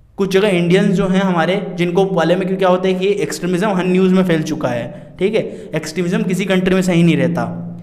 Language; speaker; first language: Hindi; native; Hindi